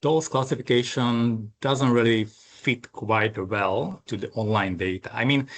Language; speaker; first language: English; non-native, fluent; Slovak